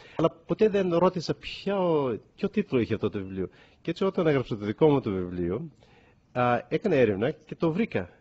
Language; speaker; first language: Greek; early bilingual, other home language; English